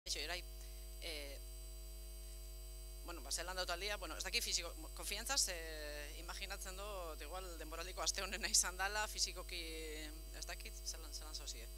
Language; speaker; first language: Basque; native; Basque